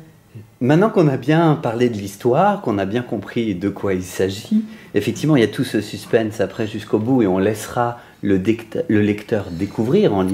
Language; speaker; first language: French; native; French